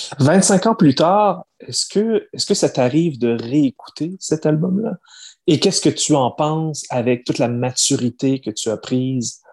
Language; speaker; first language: French; native; French